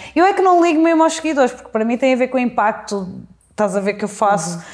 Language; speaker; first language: Portuguese; native; Portuguese